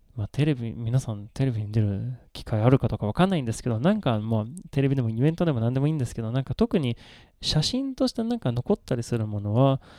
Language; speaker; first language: Japanese; non-native, fluent; Swedish